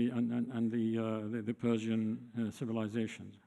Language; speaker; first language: English; non-native, fluent; Arabic